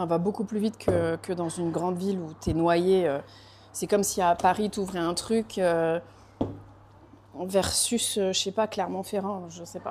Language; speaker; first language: French; native; French